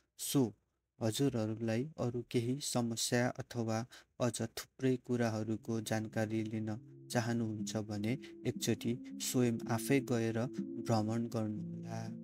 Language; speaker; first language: Nepali; native; Nepali